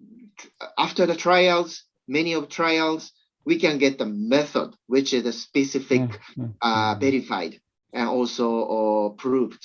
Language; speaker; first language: English; non-native, learner; Japanese